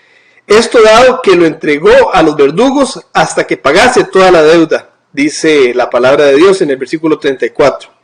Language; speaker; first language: Spanish; native; Spanish